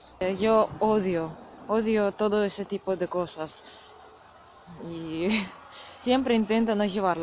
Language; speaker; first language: Spanish; non-native, fluent; Russian